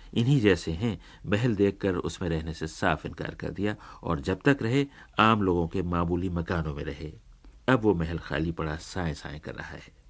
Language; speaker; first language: Urdu; native; Urdu